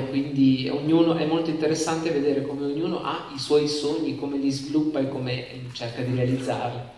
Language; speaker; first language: Italian; native; Italian